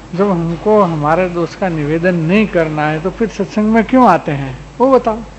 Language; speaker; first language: Hindi; non-native, local second language; Gujarati